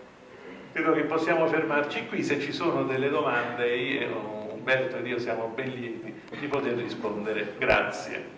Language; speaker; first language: Italian; native; Italian